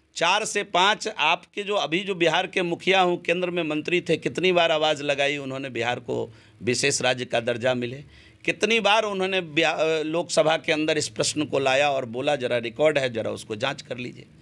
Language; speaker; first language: Hindi; native; Hindi